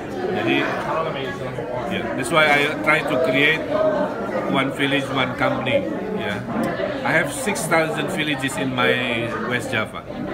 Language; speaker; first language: English; non-native, fluent; Sundanese